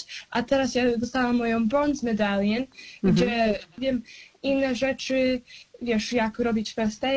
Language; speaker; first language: Polish; early bilingual, heritage; Polish